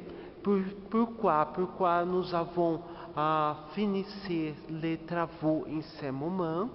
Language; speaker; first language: French; non-native, learner; Portuguese